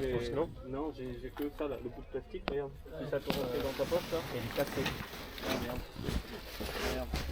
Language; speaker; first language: French; native; French